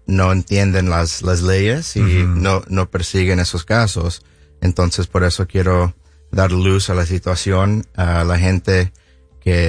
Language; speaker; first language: Spanish; early bilingual, heritage; Spanish